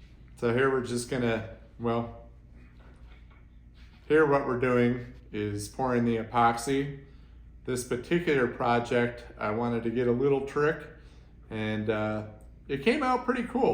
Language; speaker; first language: English; native; English